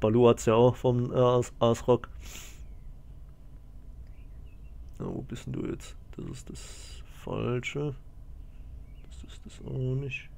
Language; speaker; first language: German; native; German